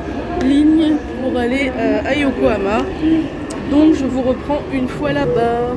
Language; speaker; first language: French; native; French